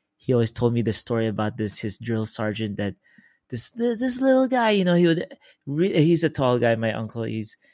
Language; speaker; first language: English; native; English